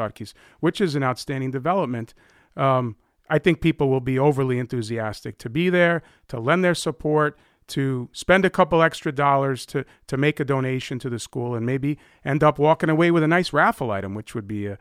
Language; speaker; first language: English; native; English